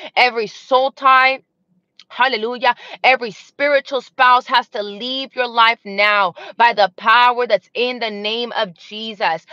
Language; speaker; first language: English; native; English